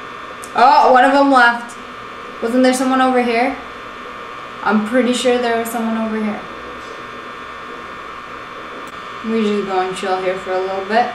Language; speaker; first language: English; native; English